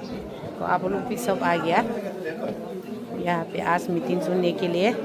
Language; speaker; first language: Hindi; non-native, local second language; Adi